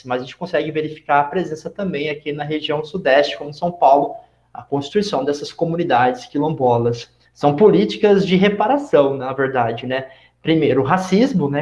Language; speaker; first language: Portuguese; native; Portuguese